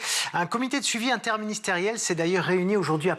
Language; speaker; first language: French; native; French